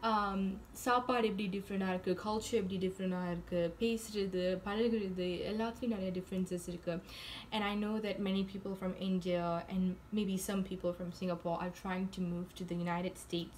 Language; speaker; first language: Tamil; early bilingual, heritage; Tamil